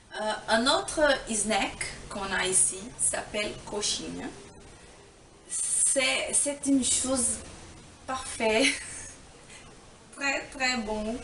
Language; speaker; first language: French; non-native, fluent; Portuguese